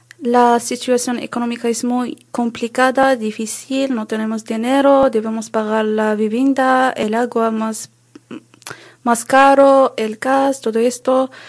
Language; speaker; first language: Spanish; non-native, learner; Arabic